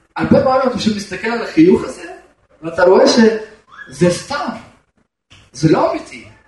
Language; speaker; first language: Hebrew; non-native, fluent; Russian